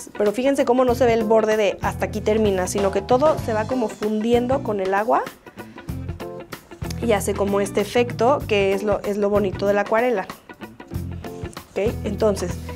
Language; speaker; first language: Spanish; native; Spanish